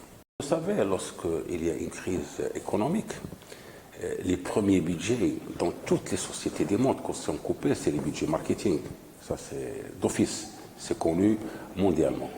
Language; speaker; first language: French; non-native, local second language; Arabic